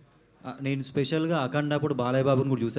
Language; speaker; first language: Telugu; native; Telugu